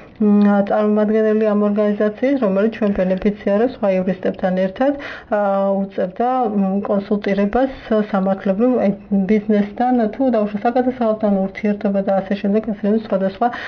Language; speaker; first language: Georgian; native; Georgian